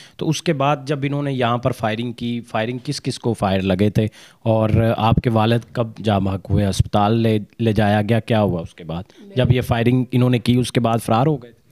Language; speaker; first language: Urdu; non-native, local second language; Punjabi